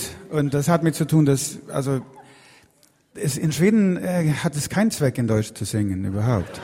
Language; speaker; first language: German; non-native, fluent; Swedish